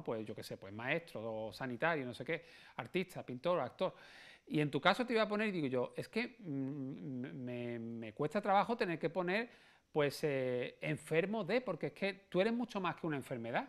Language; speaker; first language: Spanish; native; Spanish